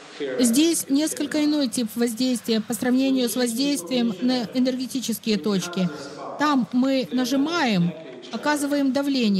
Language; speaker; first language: Russian; native; Russian